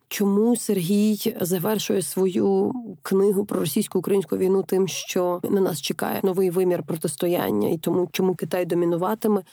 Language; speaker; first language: Ukrainian; native; Ukrainian